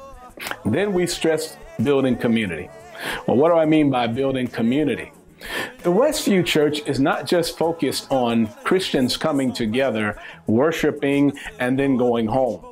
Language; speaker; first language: English; native; English